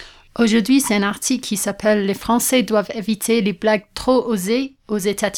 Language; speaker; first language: French; non-native, fluent; English